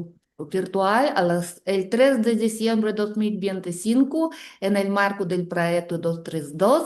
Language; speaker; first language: Spanish; non-native, fluent; Russian